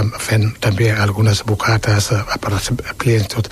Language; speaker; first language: Catalan; non-native, fluent; Wolof